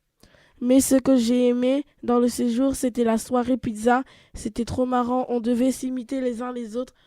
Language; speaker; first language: French; native; French